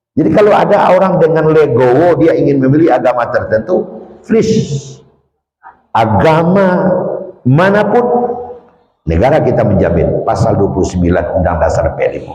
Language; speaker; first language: Malay; non-native, local second language; Minangkabau